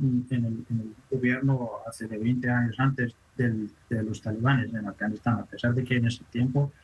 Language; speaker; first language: Spanish; non-native, fluent; Persian